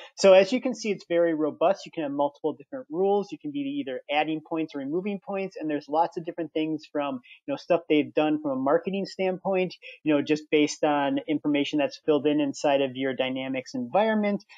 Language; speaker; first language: English; native; English